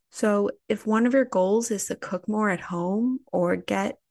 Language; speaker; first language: English; native; English